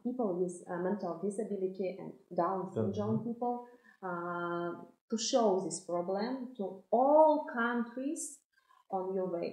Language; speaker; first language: English; non-native, fluent; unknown